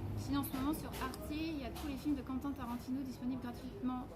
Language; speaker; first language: French; native; French